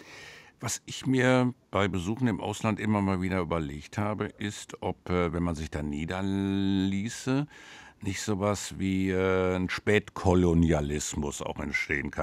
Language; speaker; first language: German; native; German